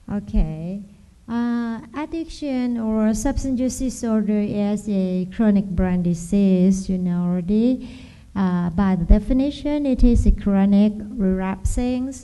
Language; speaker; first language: English; non-native, learner; Thai